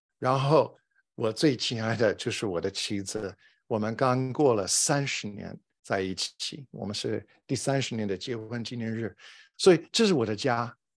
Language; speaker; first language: Chinese; non-native, fluent; English